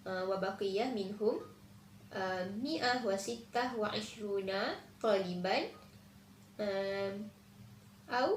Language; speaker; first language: Arabic; non-native, learner; Malay